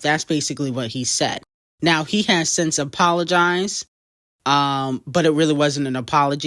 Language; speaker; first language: English; native; English